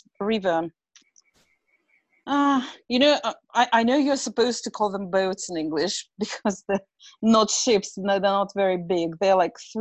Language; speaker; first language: English; non-native, fluent; Russian